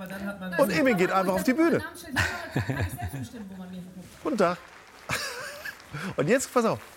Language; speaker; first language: German; native; German